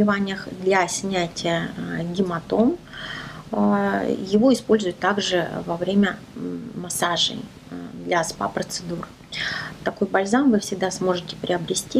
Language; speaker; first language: Russian; native; Russian